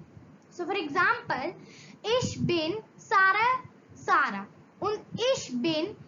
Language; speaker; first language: German; non-native, learner; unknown